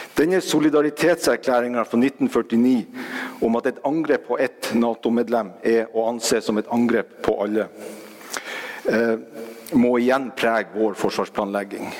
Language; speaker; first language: Norwegian; native; Norwegian